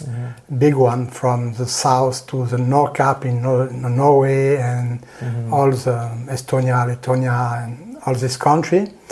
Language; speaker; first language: English; non-native, learner; French